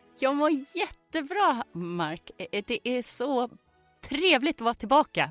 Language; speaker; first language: Swedish; native; Swedish